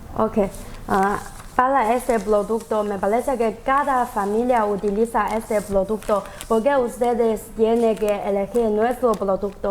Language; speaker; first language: Spanish; non-native, learner; Chinese